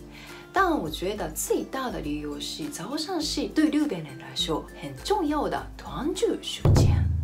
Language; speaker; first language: Chinese; non-native, fluent; Japanese